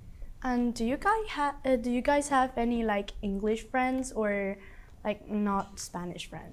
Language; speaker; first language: English; non-native, fluent; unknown